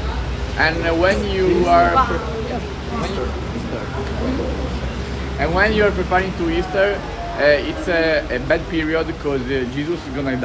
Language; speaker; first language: English; non-native, learner; Italian